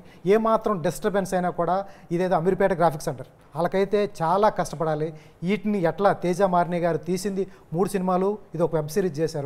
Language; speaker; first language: Telugu; native; Telugu